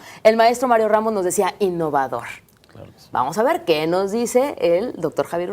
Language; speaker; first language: Spanish; native; Spanish